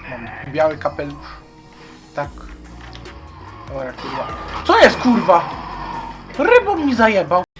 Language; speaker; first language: Polish; native; Polish